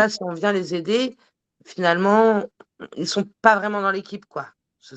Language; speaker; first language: French; native; French